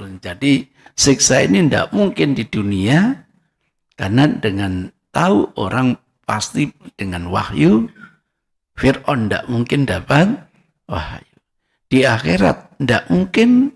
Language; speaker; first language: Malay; non-native, local second language; Javanese